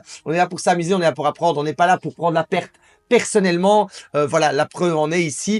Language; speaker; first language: French; native; French